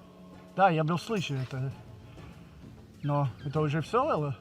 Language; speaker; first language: Russian; non-native, learner; English